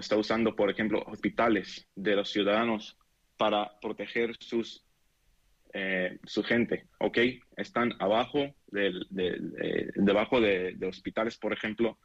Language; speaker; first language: Spanish; non-native, learner; Hebrew